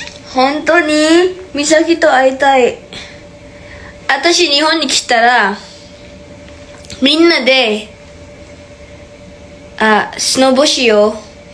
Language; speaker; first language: Japanese; non-native, learner; Filipino